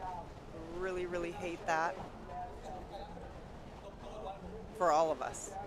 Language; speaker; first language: English; native; English